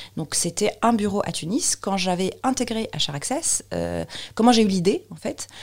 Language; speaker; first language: French; non-native, local second language; Arabic